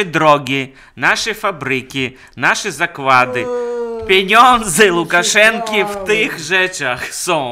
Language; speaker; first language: Polish; non-native, fluent; Russian